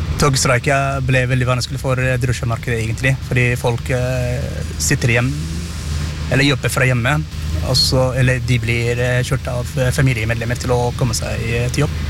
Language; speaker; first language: Norwegian; non-native, fluent; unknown